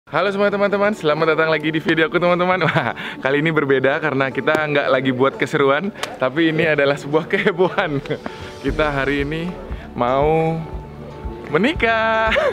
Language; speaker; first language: Indonesian; native; Indonesian